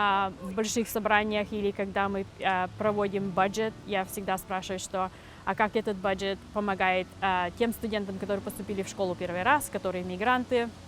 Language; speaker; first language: Russian; early bilingual, heritage; Russian